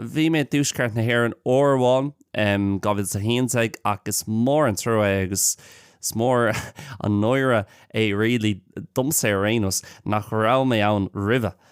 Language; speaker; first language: Irish; native; Irish